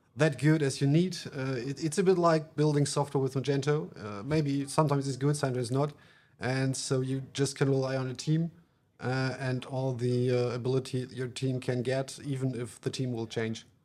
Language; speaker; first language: English; non-native, fluent; German